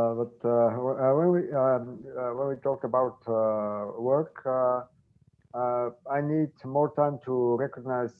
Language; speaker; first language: English; non-native, learner; Bulgarian